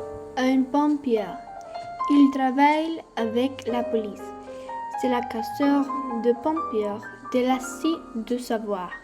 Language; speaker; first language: French; non-native, learner; Spanish